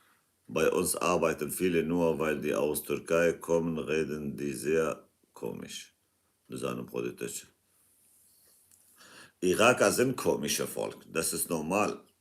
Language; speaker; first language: German; non-native, fluent; Kurdish